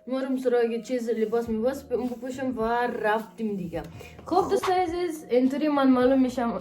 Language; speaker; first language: Persian; early bilingual, heritage; Persian